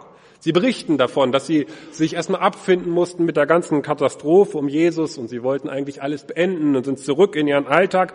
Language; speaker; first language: German; native; German